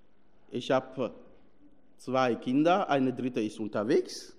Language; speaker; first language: German; non-native, fluent; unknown